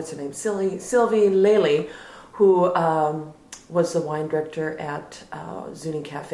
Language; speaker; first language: English; native; English